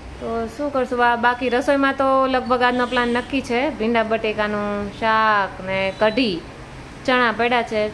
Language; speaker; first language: Gujarati; native; Gujarati